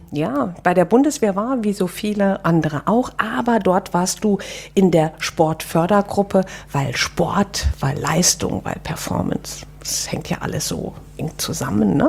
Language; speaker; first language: German; native; German